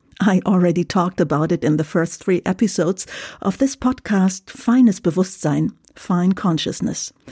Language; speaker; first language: English; non-native, fluent; German